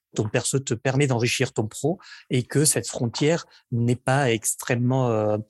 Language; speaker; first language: French; non-native, fluent; Spanish